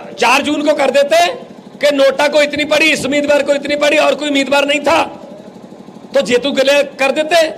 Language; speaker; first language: Hindi; non-native, local second language; Punjabi